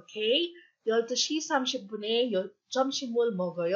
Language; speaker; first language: Korean; non-native, fluent; Filipino